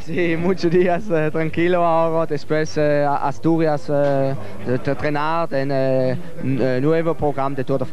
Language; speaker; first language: Spanish; non-native, learner; Swiss German